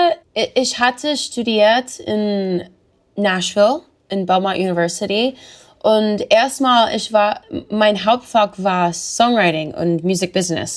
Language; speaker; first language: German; non-native, learner; English